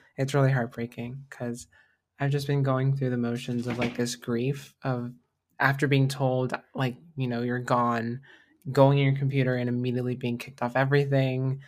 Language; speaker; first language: English; native; English